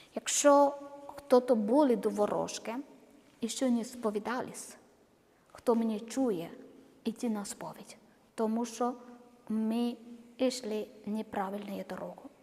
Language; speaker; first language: Ukrainian; non-native, learner; Malayalam